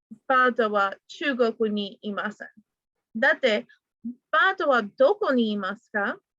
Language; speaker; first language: Japanese; non-native, fluent; English